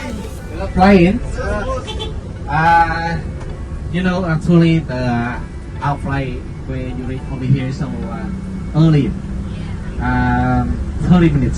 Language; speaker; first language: English; non-native, learner; Vietnamese